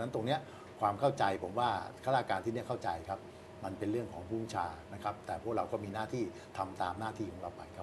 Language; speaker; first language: Thai; native; Thai